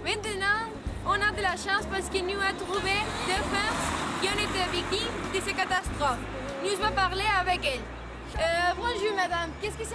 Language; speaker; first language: French; non-native, learner; Spanish